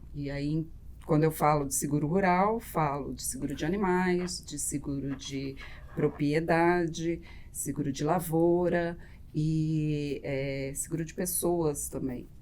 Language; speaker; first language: Portuguese; native; Portuguese